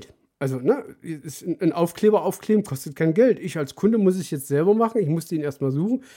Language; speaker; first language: German; native; German